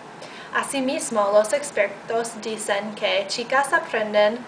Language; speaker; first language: Spanish; non-native, learner; English